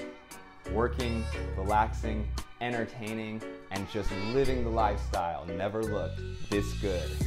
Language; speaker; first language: English; native; English